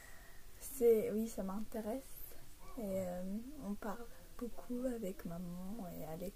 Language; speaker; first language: French; early bilingual, heritage; English